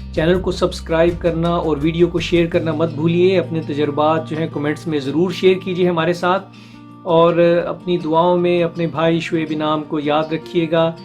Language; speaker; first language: Urdu; non-native, local second language; Punjabi